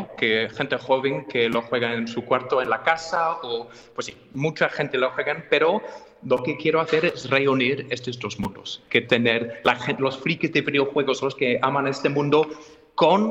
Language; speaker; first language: Spanish; non-native, fluent; English